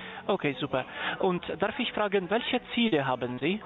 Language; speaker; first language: German; non-native, fluent; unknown